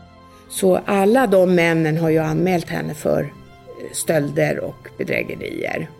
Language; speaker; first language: Swedish; native; Swedish